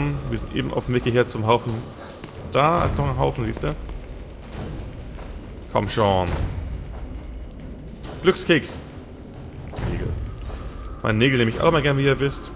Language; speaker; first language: German; native; German